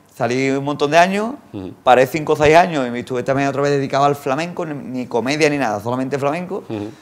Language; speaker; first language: Spanish; native; Spanish